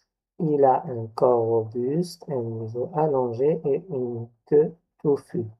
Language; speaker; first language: French; non-native, local second language; Arabic